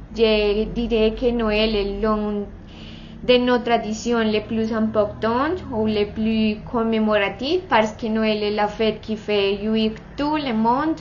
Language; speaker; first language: French; non-native, learner; Spanish